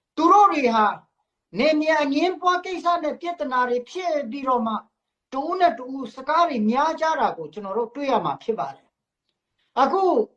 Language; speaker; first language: Burmese; non-native, local second language; Hakha Chin